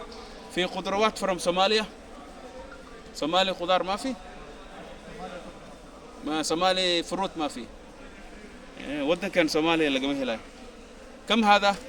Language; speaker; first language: Arabic; non-native, learner; Somali